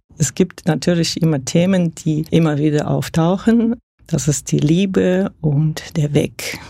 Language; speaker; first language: German; non-native, fluent; Russian